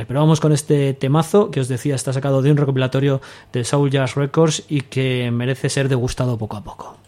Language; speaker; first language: Spanish; native; Spanish